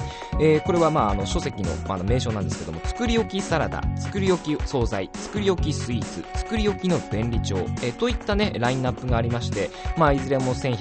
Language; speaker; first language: Japanese; native; Japanese